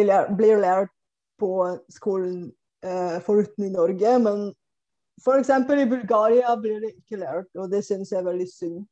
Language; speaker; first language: Norwegian; non-native, fluent; Bulgarian